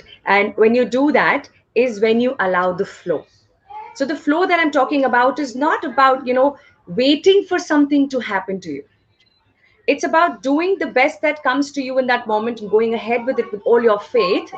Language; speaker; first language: English; non-native, local second language; Hindi